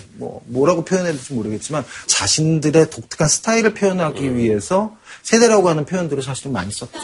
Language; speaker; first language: Korean; native; Korean